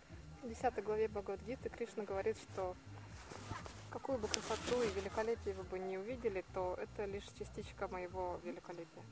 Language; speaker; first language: Russian; native; Russian